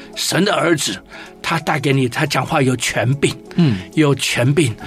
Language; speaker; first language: Chinese; native; Chinese